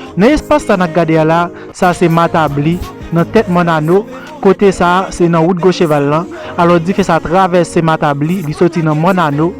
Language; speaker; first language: Haitian Creole; native; Haitian Creole